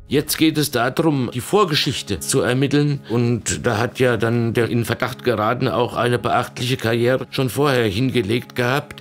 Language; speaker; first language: German; native; German